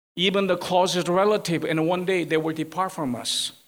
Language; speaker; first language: English; non-native, fluent; Korean